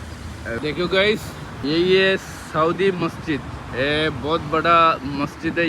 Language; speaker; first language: Hindi; non-native, local second language; Malayalam